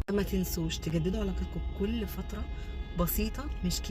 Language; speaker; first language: Arabic; native; Arabic